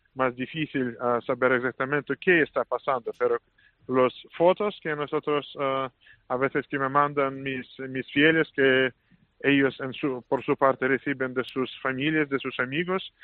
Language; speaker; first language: Spanish; non-native, fluent; Russian